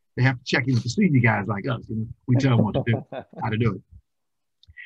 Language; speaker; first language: English; native; English